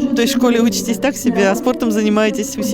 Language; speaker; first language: Russian; native; Russian